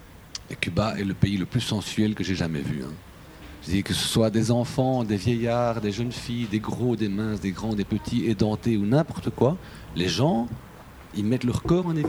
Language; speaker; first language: French; native; French